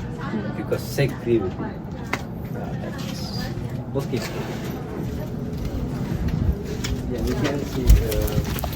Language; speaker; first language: English; non-native, learner; Indonesian